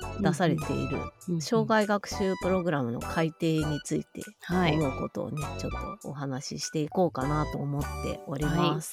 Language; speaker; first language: Japanese; native; Japanese